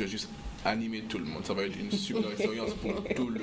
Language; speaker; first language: French; non-native, local second language; English